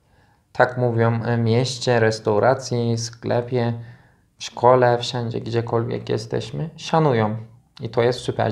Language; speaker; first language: Polish; non-native, learner; Turkish